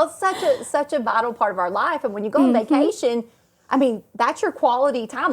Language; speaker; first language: English; native; English